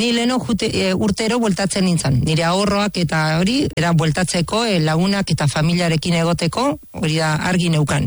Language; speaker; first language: Basque; non-native, fluent; Spanish